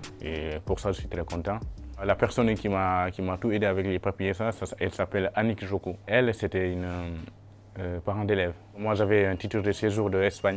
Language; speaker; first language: French; non-native, local second language; Wolof